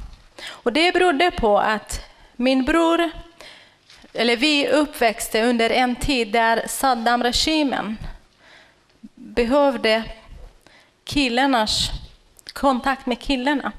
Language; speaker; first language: Swedish; non-native, fluent; Kurdish